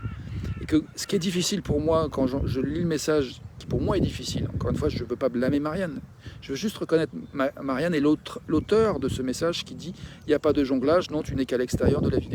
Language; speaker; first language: French; native; French